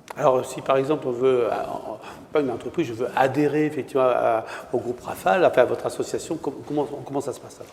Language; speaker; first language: French; native; French